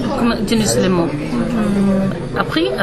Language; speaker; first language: French; non-native, learner; Spanish